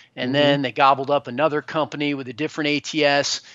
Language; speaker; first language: English; native; English